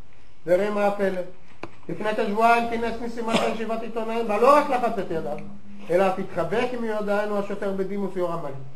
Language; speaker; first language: Hebrew; native; Hebrew